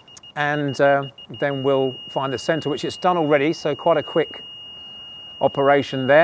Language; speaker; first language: English; native; English